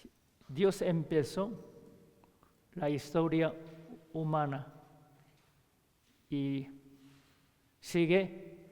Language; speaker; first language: Spanish; non-native, learner; Korean